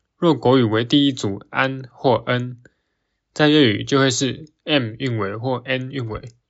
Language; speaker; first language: Chinese; native; Chinese